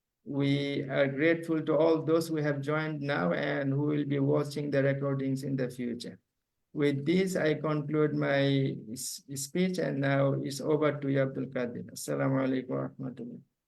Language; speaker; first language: English; non-native, local second language; Bangla